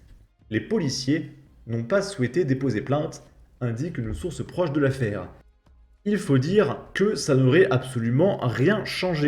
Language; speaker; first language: French; native; French